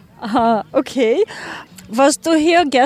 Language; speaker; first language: German; non-native, learner; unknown